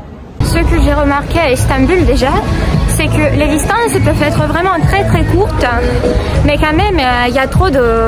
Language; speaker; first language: French; non-native, fluent; Russian